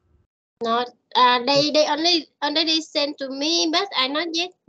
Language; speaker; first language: English; non-native, learner; Vietnamese